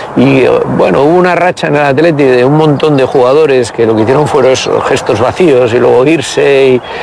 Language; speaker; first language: Spanish; native; Spanish